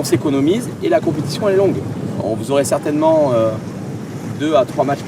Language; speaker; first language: French; native; French